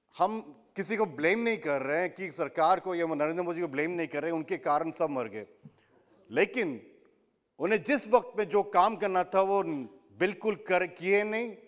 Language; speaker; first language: Hindi; non-native, local second language; Odia